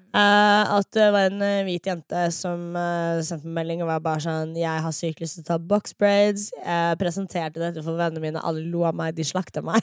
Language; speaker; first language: Norwegian; early bilingual, other home language; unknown